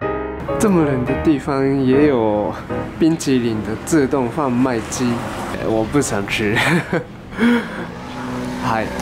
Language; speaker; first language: Chinese; non-native, fluent; Japanese